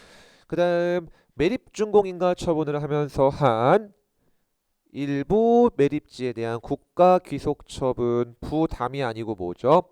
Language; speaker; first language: Korean; native; Korean